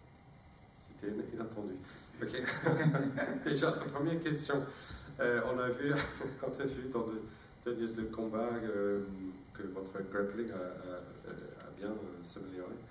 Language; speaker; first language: French; non-native, learner; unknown